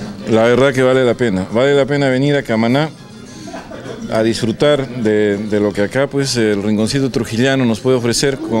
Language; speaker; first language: Spanish; native; Spanish